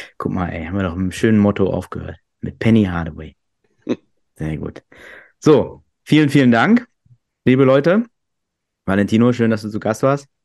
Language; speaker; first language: German; native; German